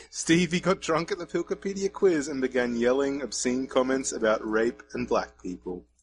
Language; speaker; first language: English; native; English